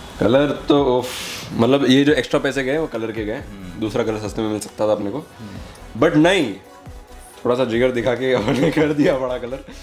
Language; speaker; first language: Hindi; native; Hindi